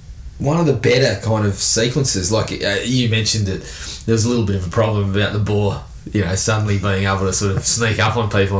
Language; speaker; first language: English; native; English